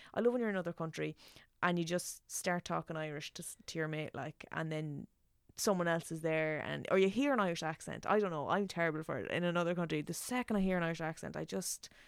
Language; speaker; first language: English; native; English